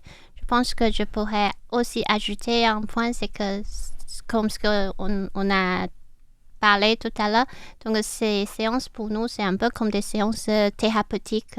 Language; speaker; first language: French; non-native, fluent; Chinese